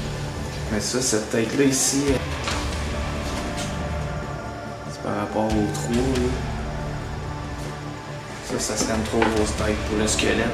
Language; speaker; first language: French; native; French